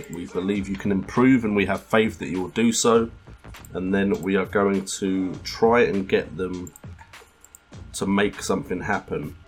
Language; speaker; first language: English; native; English